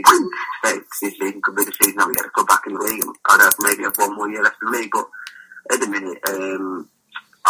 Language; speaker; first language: English; native; English